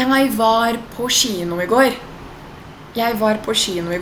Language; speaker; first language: Norwegian; non-native, fluent; Portuguese